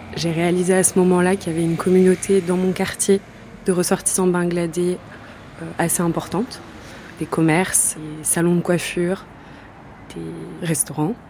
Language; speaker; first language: French; native; French